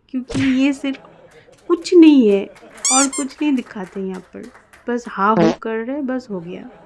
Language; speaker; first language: Hindi; non-native, local second language; Bangla